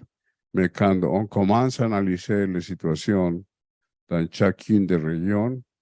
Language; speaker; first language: French; non-native, fluent; Spanish